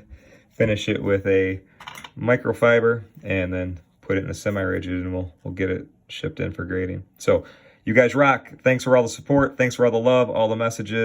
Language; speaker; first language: English; native; English